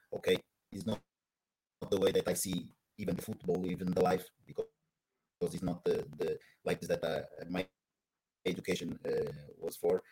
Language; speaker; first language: English; non-native, learner; Portuguese